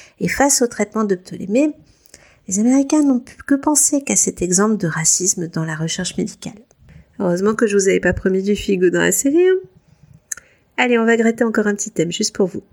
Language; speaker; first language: French; native; French